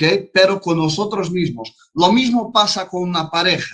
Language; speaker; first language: Spanish; non-native, fluent; Portuguese